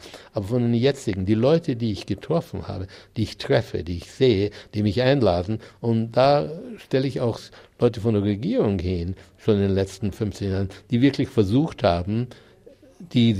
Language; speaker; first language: German; native; German